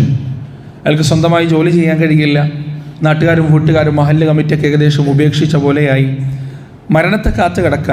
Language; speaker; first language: Malayalam; native; Malayalam